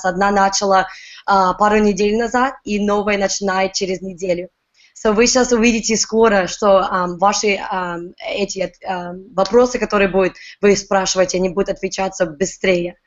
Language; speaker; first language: Russian; early bilingual, heritage; Russian